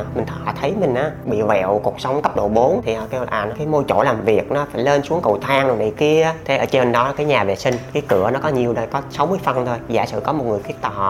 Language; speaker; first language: Vietnamese; native; Vietnamese